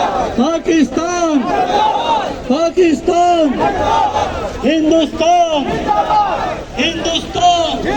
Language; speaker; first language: Hindi; non-native, local second language; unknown